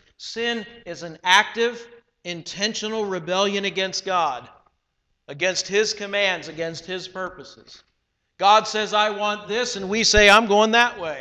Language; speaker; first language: English; native; English